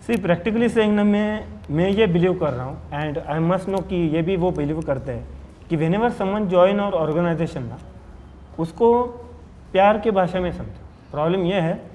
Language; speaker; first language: Hindi; non-native, local second language; Marathi